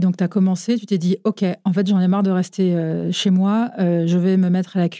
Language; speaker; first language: French; native; French